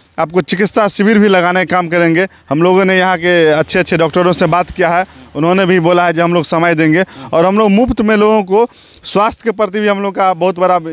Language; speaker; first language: Hindi; native; Hindi